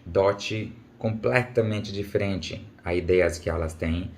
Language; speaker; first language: Portuguese; non-native, learner; Urdu